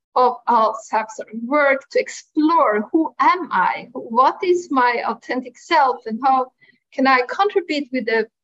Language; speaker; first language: English; non-native, fluent; Norwegian